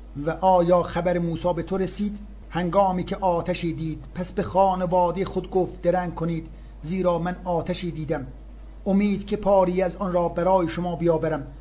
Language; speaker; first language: Persian; native; Persian